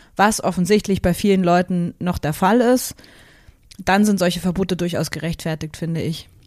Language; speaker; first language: German; native; German